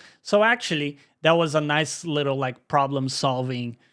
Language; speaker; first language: English; native; English